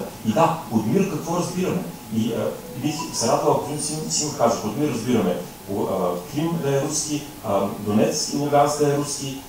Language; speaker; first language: Bulgarian; native; Bulgarian